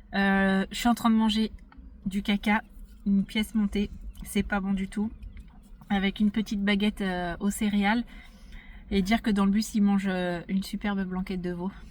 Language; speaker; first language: French; native; French